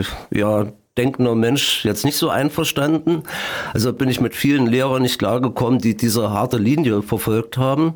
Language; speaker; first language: German; native; German